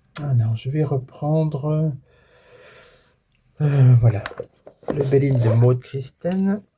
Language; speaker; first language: French; native; French